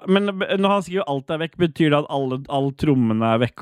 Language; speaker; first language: Norwegian; native; Norwegian